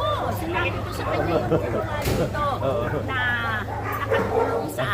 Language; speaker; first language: Filipino; native; Filipino